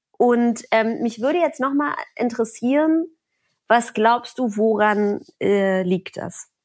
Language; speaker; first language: German; native; German